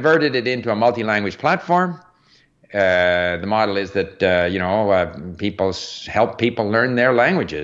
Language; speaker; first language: English; native; English